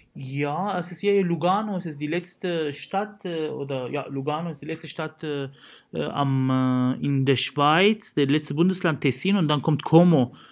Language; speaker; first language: German; non-native, fluent; Arabic